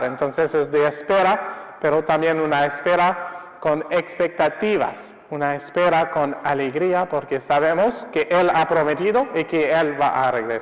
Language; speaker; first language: Spanish; non-native, fluent; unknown